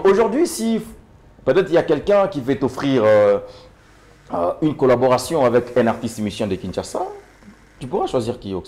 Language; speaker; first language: French; non-native, local second language; Swahili